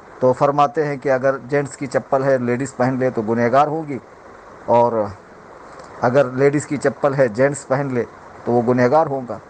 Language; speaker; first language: Urdu; native; Urdu